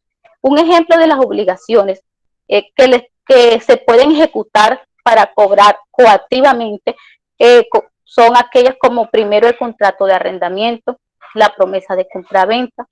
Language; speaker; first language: Spanish; native; Spanish